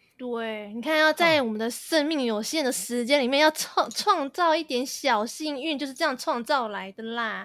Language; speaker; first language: Chinese; native; Chinese